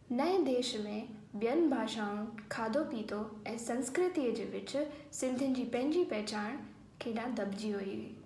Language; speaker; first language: Sindhi; early bilingual, heritage; Sindhi